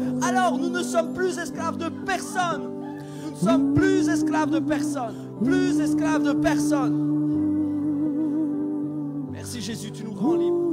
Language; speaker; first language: French; native; French